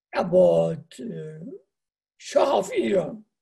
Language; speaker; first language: English; non-native, learner; Persian